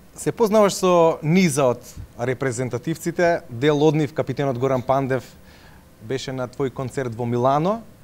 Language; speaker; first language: Macedonian; native; Macedonian